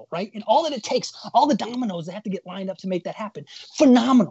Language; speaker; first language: English; native; English